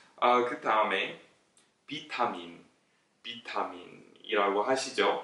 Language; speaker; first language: Korean; non-native, fluent; English